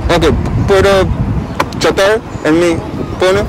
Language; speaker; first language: Spanish; non-native, learner; English